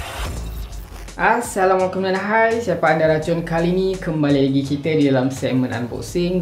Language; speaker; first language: Malay; native; Malay